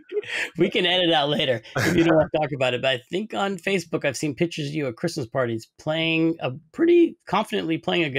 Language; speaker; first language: English; native; English